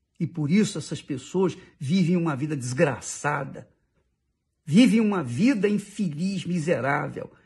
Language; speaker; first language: Portuguese; native; Portuguese